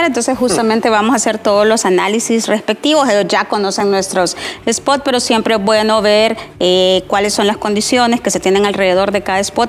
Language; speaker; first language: Spanish; native; Spanish